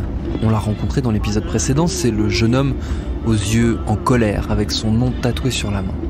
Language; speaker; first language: French; native; French